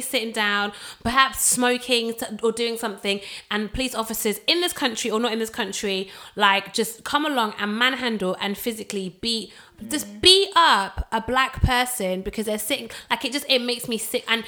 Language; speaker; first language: English; native; English